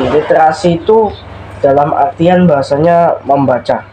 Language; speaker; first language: Indonesian; native; Indonesian